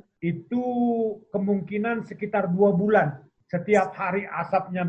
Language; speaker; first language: Indonesian; native; Indonesian